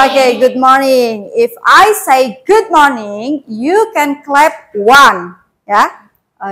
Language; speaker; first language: English; non-native, learner; Indonesian